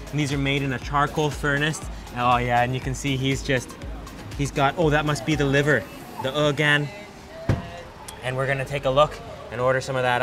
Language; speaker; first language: English; native; English